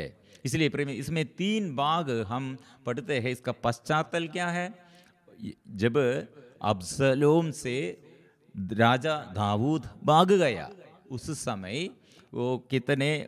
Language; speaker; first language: Hindi; non-native, local second language; Malayalam